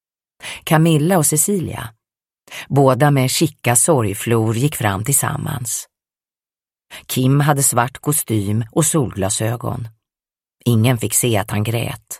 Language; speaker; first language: Swedish; native; Swedish